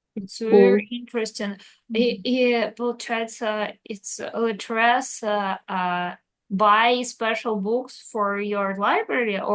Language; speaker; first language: English; non-native, learner; Russian